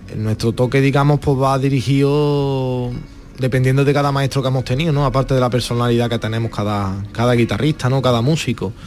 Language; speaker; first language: Spanish; native; Spanish